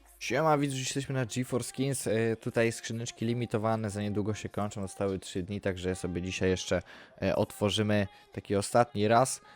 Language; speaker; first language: Polish; native; Polish